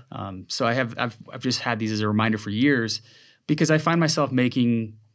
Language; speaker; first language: English; native; English